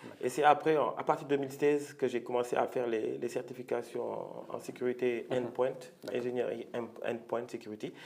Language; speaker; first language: French; non-native, local second language; Wolof